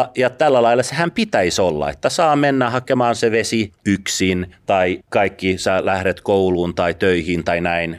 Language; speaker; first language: Finnish; early bilingual, other home language; Persian